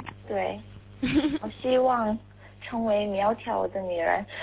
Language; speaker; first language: Chinese; non-native, learner; Korean